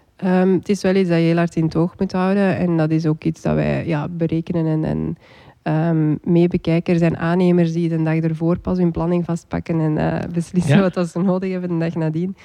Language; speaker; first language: Dutch; native; Dutch